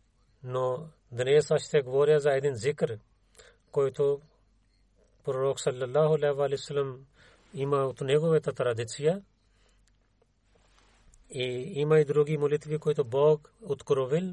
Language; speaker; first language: Bulgarian; non-native, learner; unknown